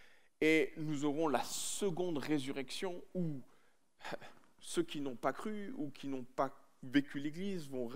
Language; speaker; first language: French; native; French